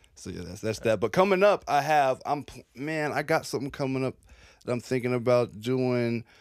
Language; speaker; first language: English; native; English